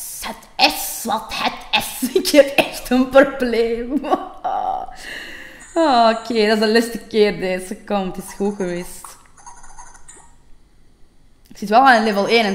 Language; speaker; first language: Dutch; native; Dutch